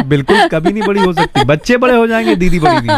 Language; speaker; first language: Hindi; native; Hindi